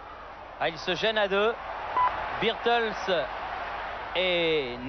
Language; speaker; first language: French; native; French